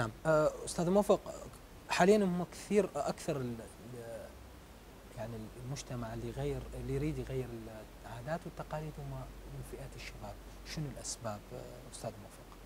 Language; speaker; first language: Arabic; native; Arabic